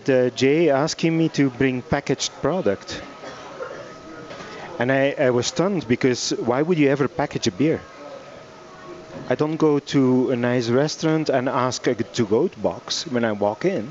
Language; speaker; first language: English; non-native, fluent; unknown